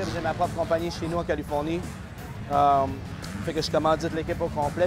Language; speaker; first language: French; native; French